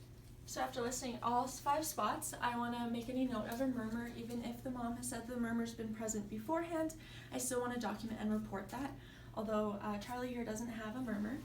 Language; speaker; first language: English; native; English